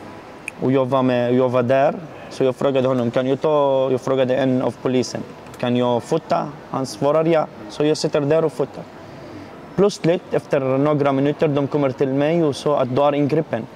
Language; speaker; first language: Swedish; non-native, learner; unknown